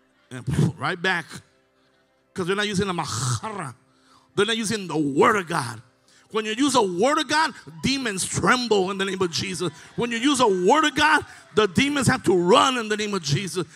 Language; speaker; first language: English; early bilingual, other home language; Spanish